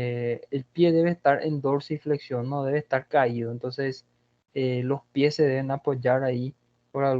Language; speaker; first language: Spanish; non-native, fluent; Portuguese